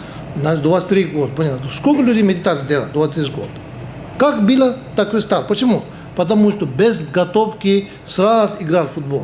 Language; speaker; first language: Russian; non-native, learner; Tibetan